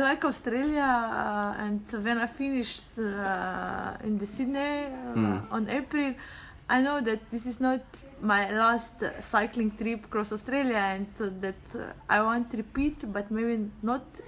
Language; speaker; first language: English; non-native, learner; Slovenian